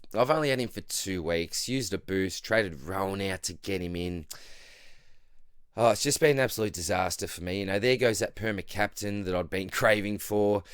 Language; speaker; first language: English; native; English